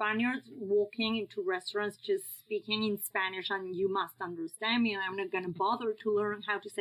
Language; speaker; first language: English; non-native, fluent; Spanish